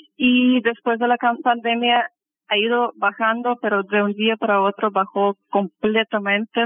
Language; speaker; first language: Spanish; early bilingual, heritage; Spanish